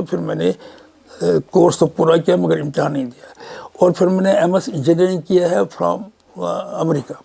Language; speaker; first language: Urdu; non-native, local second language; Kashmiri